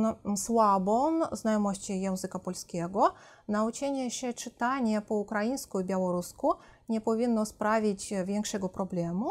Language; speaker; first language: Polish; non-native, fluent; Russian